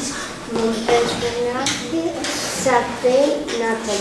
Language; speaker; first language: French; non-native, learner; Catalan